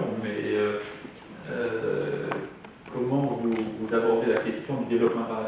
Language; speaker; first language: French; native; French